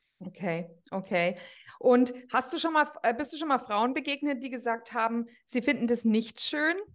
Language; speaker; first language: German; native; German